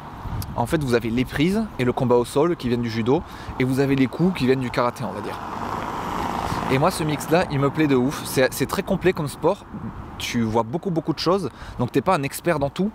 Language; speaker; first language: French; native; French